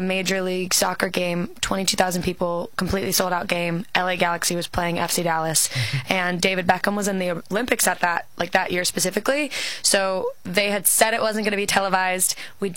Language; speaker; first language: English; native; English